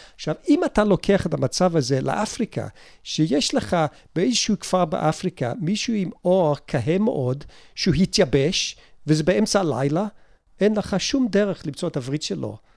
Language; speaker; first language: Hebrew; non-native, fluent; English